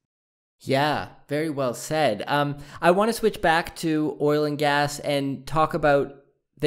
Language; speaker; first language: English; native; English